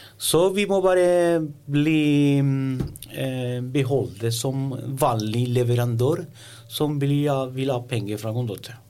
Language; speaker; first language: Norwegian; non-native, learner; Italian